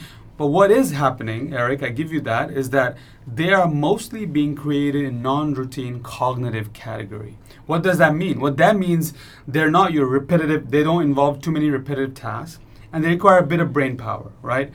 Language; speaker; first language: English; non-native, local second language; Nepali